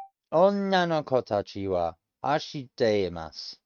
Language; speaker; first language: Japanese; non-native, learner; English